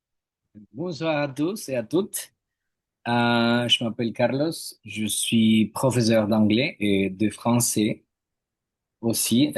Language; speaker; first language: French; non-native, fluent; Spanish